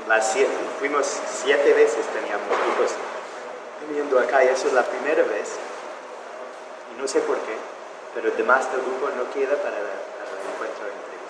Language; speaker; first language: Spanish; non-native, fluent; English